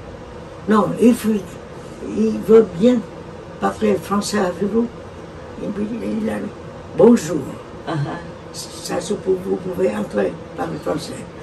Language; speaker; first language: French; non-native, learner; Vietnamese